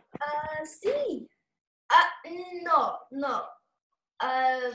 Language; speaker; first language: Spanish; non-native, learner; English